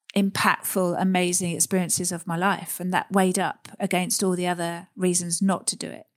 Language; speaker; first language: English; native; English